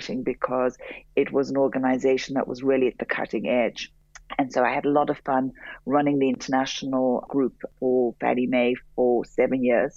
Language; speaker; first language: English; native; English